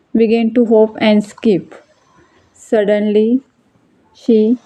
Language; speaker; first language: English; non-native, local second language; Marathi